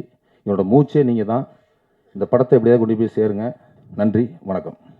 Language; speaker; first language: Tamil; native; Tamil